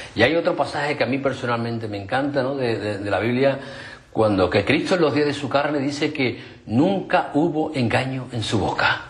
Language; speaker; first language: Spanish; native; Spanish